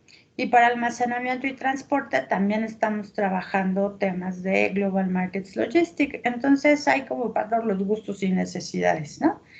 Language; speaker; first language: Spanish; native; Spanish